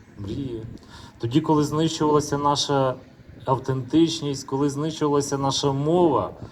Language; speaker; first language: Ukrainian; native; Ukrainian